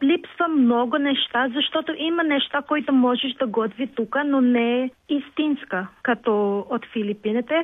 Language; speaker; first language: Bulgarian; non-native, learner; Filipino